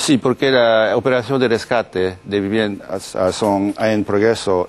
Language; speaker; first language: Spanish; non-native, learner; Japanese